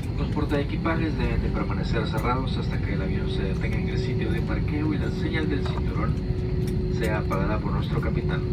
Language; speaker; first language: Spanish; native; Spanish